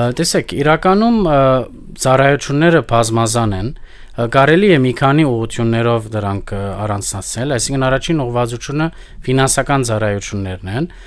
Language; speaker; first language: Armenian; early bilingual, heritage; Armenian